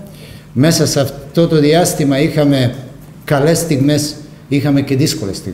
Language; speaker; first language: Greek; non-native, fluent; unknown